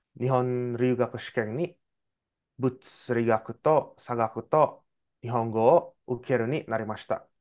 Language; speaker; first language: Japanese; non-native, learner; Indonesian